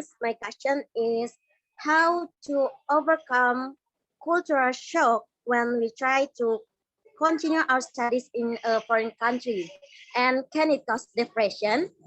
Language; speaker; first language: English; non-native, learner; Indonesian